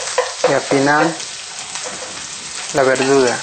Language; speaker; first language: Spanish; non-native, learner; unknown